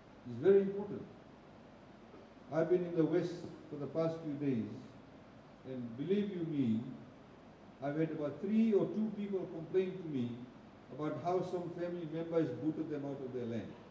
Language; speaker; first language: English; non-native, local second language; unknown